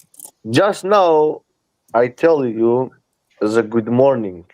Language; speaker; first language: English; non-native, learner; Persian